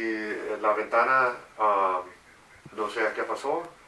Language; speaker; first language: Spanish; non-native, learner; English